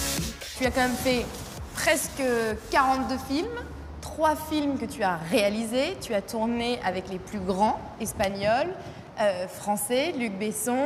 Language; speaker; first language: French; native; French